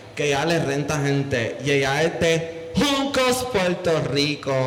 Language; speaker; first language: Spanish; native; Spanish